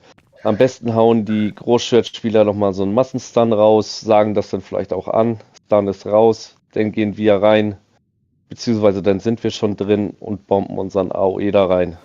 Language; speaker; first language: German; native; German